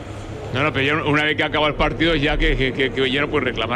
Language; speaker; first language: Spanish; native; Spanish